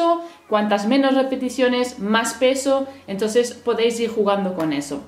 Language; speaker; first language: Spanish; native; Spanish